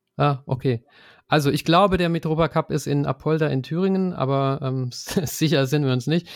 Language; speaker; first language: German; native; German